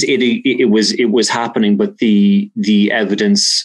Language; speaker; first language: English; native; English